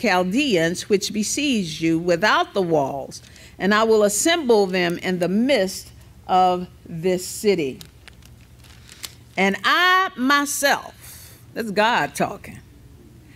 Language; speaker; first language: English; native; English